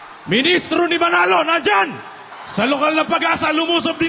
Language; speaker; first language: Filipino; native; Filipino